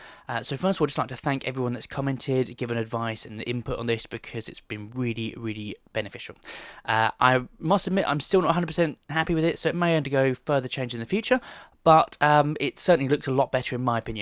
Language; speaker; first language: English; native; English